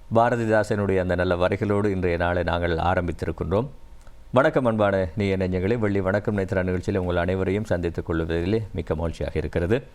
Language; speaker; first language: Tamil; native; Tamil